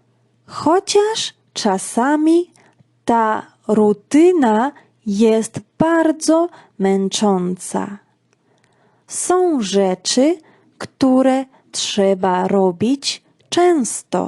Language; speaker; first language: Polish; non-native, fluent; Georgian